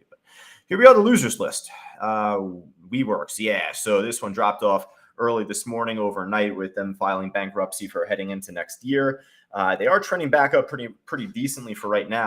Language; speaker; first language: English; native; English